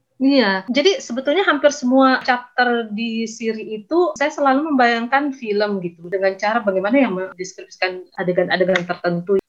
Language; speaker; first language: Indonesian; native; Indonesian